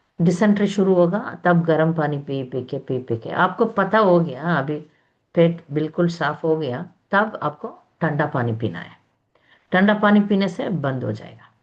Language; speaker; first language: Hindi; non-native, local second language; Tamil